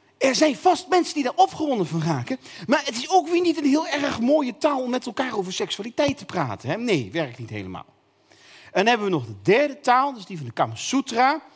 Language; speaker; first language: Dutch; native; Dutch